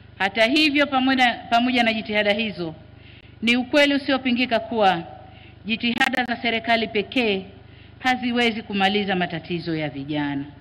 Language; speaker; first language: Swahili; native; Swahili